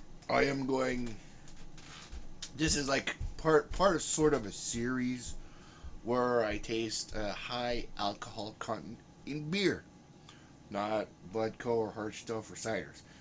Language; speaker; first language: English; early bilingual, other home language; French